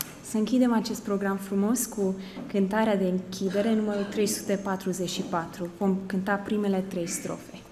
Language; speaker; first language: Romanian; native; Romanian